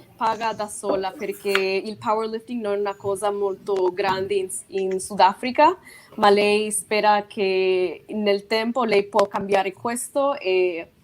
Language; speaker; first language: Italian; non-native, fluent; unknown